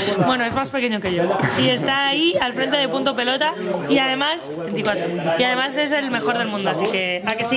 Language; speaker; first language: Spanish; native; Spanish